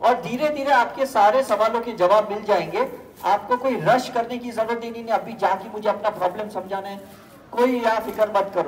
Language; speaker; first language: Hindi; native; Hindi